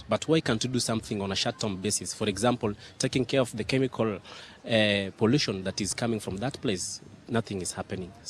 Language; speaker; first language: English; non-native, local second language; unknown